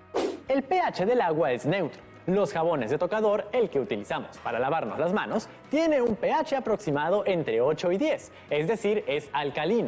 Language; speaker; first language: Spanish; native; Spanish